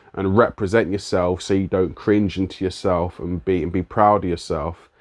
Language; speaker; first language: English; native; English